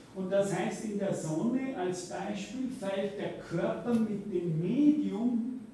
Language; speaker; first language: German; native; German